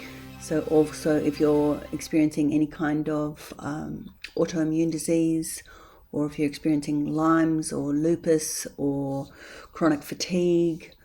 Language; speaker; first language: English; native; English